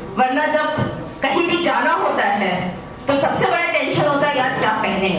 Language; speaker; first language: Hindi; native; Hindi